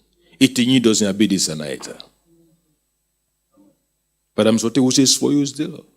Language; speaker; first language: Russian; non-native, fluent; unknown